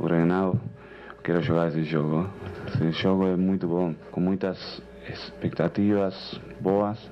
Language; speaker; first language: Portuguese; non-native, fluent; Spanish